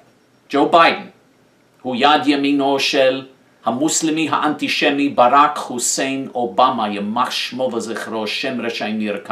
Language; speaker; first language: Hebrew; non-native, fluent; English